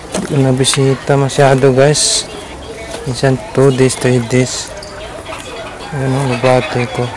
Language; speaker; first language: Filipino; non-native, local second language; Cebuano